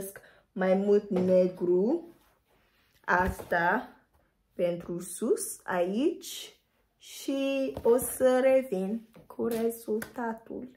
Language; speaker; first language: Romanian; non-native, fluent; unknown